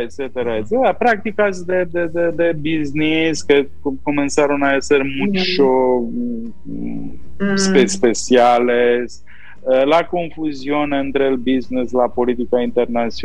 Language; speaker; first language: Spanish; non-native, fluent; Romanian